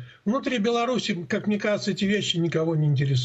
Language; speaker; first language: Russian; native; Russian